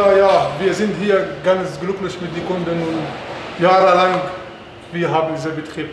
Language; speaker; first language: German; non-native, learner; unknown